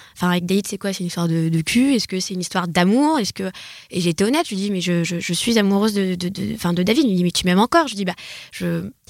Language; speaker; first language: French; native; French